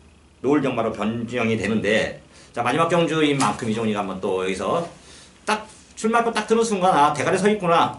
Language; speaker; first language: Korean; native; Korean